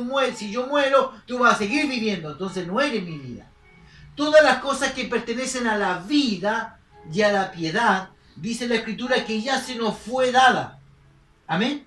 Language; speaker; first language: Spanish; native; Spanish